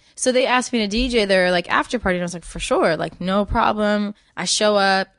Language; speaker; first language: English; native; English